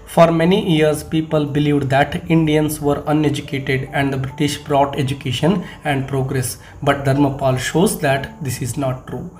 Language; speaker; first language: English; non-native, local second language; Kannada